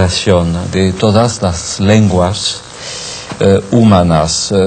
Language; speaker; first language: Spanish; non-native, fluent; French